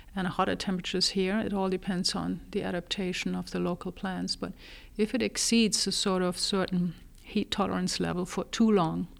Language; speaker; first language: English; non-native, fluent; German